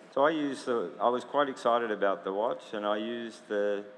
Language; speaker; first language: English; native; English